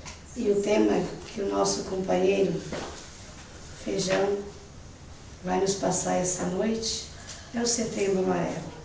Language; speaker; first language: Portuguese; native; Portuguese